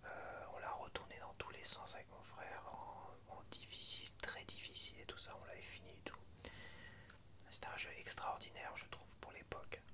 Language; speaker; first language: French; native; French